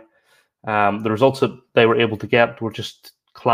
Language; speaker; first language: English; native; English